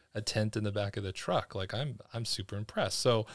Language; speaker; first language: English; native; English